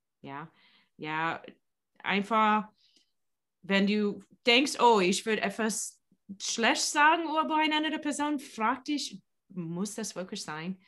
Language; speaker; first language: German; non-native, learner; English